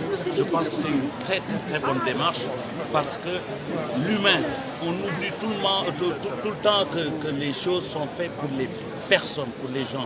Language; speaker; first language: French; non-native, local second language; Wolof